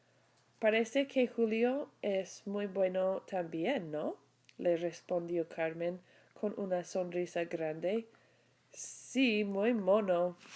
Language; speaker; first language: Spanish; non-native, fluent; English